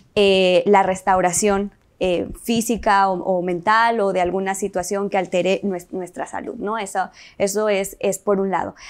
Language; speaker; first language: Spanish; native; Spanish